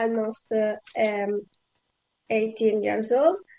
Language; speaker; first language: English; non-native, learner; Italian